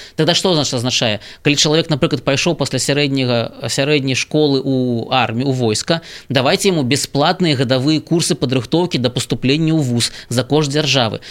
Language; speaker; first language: Belarusian; native; Belarusian